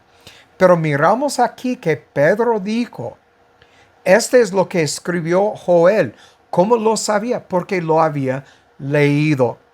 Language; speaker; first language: Spanish; non-native, fluent; English